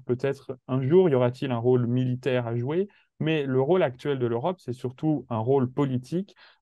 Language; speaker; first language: French; native; French